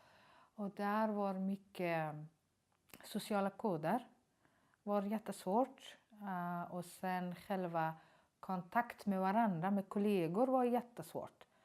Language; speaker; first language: Swedish; non-native, learner; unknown